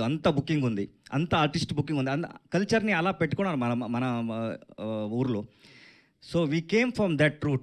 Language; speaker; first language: Telugu; non-native, learner; Kannada